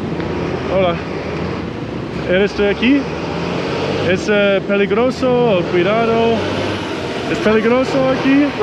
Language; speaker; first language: Spanish; non-native, learner; English